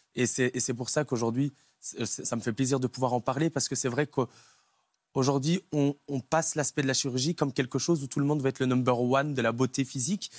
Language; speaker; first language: French; native; French